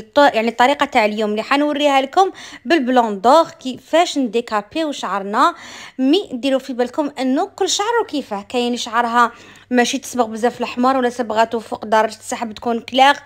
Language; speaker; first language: Arabic; native; Arabic